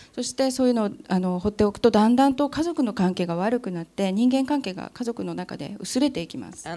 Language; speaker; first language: Japanese; native; Japanese